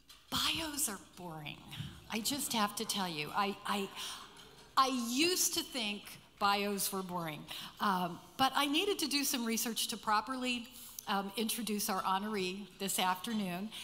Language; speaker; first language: English; native; English